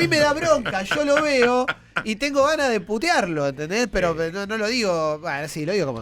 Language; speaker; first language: Spanish; native; Spanish